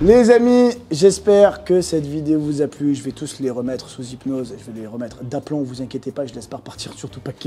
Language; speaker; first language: French; native; French